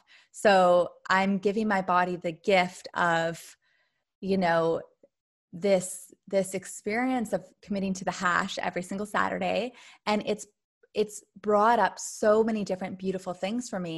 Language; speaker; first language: English; native; English